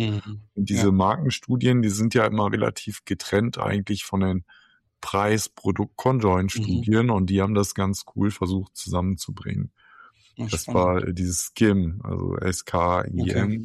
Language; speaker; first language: German; native; German